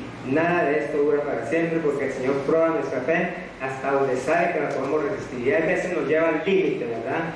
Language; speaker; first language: Spanish; native; Spanish